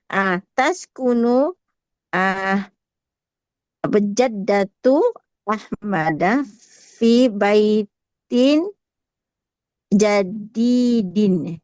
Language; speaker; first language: Arabic; non-native, learner; Indonesian